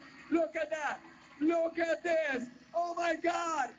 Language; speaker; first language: English; non-native, learner; Russian